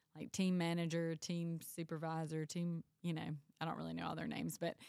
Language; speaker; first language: English; native; English